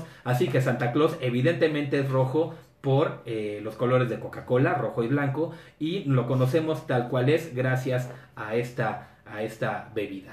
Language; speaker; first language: Spanish; native; Spanish